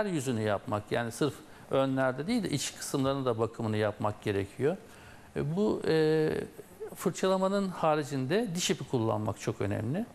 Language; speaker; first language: Turkish; native; Turkish